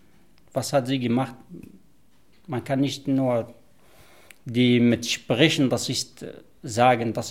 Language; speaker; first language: German; non-native, learner; Arabic